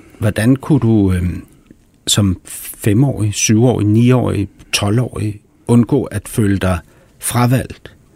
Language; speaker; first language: Danish; early bilingual, heritage; Danish